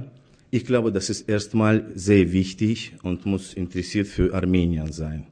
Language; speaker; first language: German; non-native, fluent; Azerbaijani